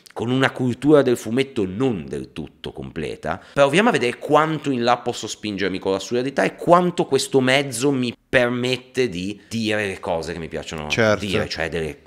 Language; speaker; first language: Italian; native; Italian